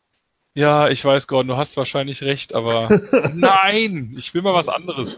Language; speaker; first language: German; native; German